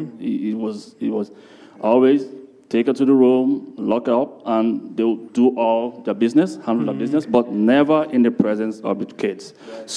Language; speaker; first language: English; non-native, local second language; Igbo